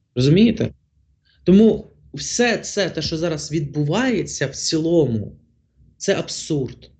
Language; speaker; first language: Ukrainian; non-native, local second language; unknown